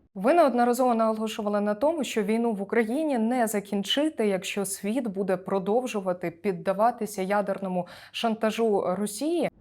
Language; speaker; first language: Ukrainian; native; Ukrainian